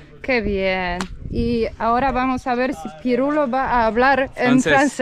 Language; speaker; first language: Spanish; non-native, learner; Polish